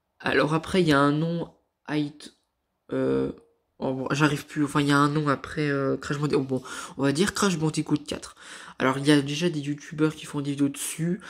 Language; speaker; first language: French; native; French